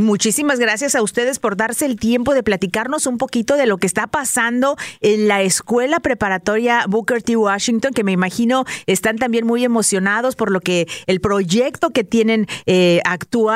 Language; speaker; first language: Spanish; native; Spanish